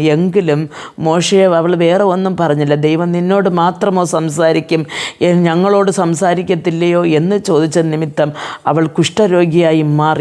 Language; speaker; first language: Malayalam; native; Malayalam